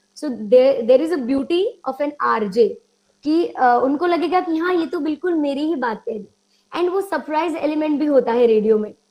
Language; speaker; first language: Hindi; non-native, local second language; Gujarati